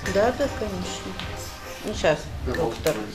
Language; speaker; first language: Russian; non-native, local second language; Kyrgyz